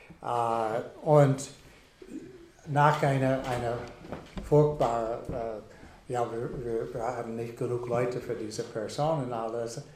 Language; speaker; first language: German; non-native, fluent; English